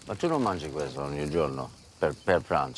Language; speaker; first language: Italian; non-native, learner; English